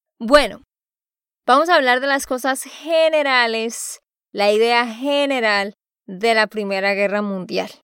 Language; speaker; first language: Spanish; native; Spanish